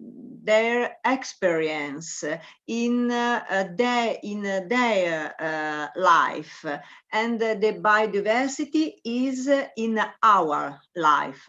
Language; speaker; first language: English; non-native, learner; Italian